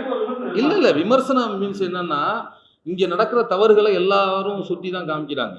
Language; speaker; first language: Tamil; native; Tamil